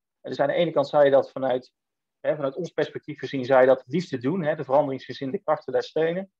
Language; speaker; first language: Dutch; native; Dutch